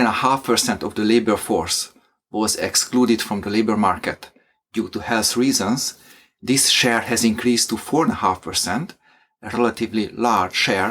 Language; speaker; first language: English; non-native, fluent; Hungarian